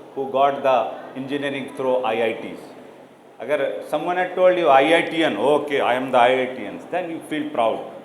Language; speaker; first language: English; non-native, local second language; Urdu